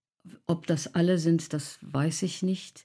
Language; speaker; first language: German; non-native, fluent; Arabic